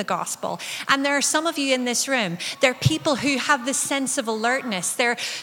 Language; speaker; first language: English; native; English